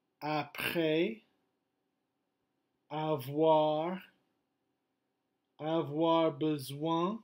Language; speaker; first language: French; non-native, fluent; English